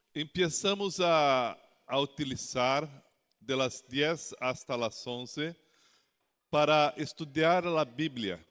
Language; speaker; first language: Spanish; non-native, learner; Portuguese